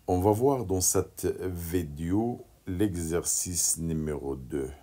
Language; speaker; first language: French; non-native, local second language; Arabic